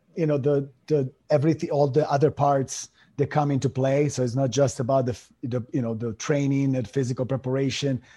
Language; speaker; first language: English; non-native, fluent; Italian